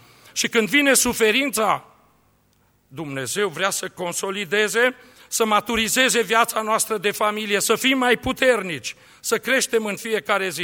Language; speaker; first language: Romanian; native; Romanian